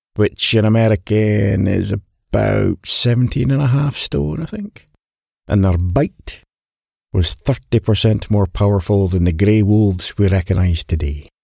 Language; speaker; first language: English; native; English